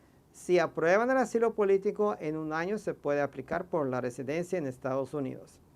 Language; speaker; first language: Spanish; non-native, fluent; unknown